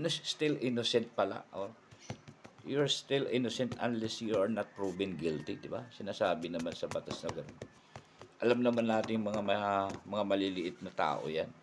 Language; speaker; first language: Filipino; non-native, local second language; Cebuano